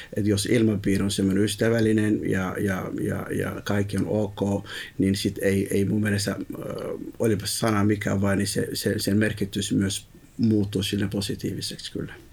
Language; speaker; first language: Finnish; early bilingual, other home language; Somali